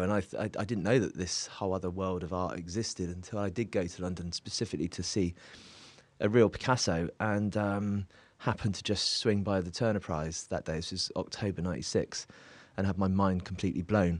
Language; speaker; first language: English; native; English